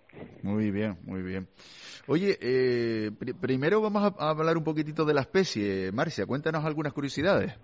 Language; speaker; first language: Spanish; native; Spanish